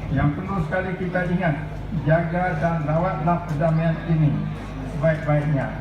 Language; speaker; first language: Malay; non-native, local second language; Achinese